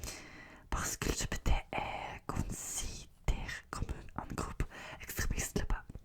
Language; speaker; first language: French; non-native, learner; Russian